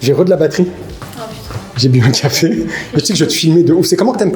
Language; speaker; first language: French; native; French